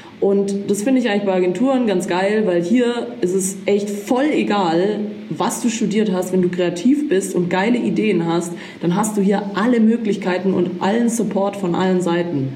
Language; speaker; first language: German; early bilingual, other home language; Croatian